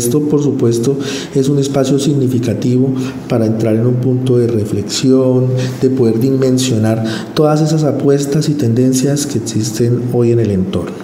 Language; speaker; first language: Spanish; native; Spanish